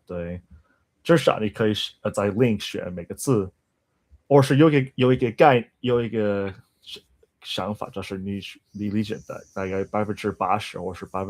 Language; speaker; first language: Chinese; non-native, learner; English